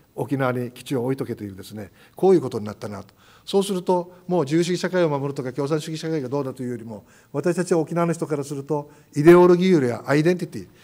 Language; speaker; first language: Japanese; native; Japanese